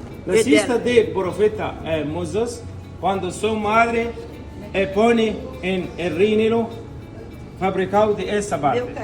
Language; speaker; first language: Portuguese; non-native, learner; Arabic